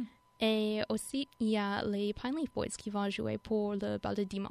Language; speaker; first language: French; non-native, fluent; English